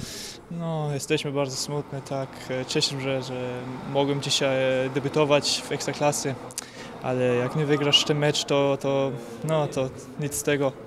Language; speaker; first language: Polish; non-native, fluent; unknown